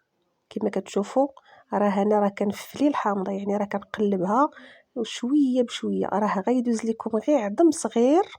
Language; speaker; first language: Arabic; native; Arabic